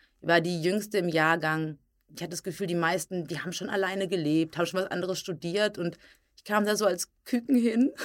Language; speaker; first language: German; native; German